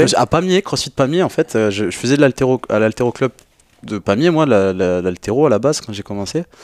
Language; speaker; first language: French; native; French